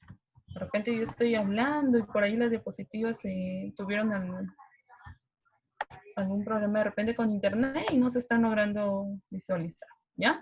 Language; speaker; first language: Spanish; native; Spanish